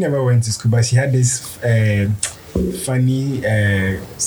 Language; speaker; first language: English; non-native, local second language; Akan